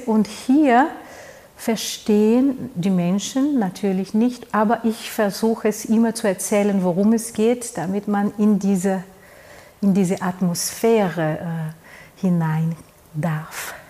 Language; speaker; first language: German; non-native, fluent; Portuguese